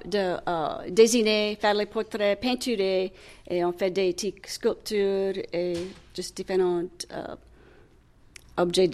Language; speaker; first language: French; native; French